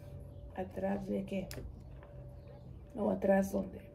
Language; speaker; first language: Spanish; native; Spanish